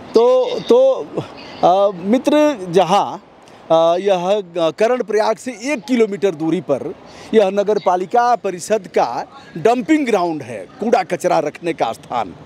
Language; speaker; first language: Hindi; native; Hindi